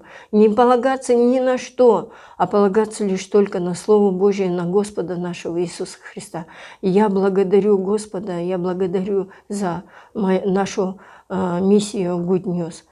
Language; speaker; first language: Russian; native; Russian